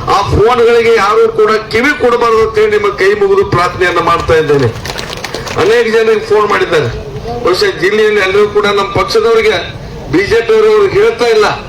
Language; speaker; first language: Kannada; native; Kannada